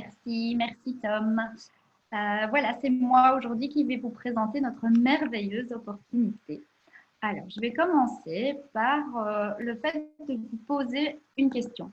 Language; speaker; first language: French; native; French